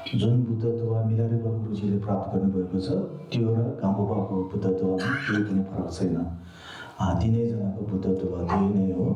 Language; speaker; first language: Nepali; non-native, local second language; Tibetan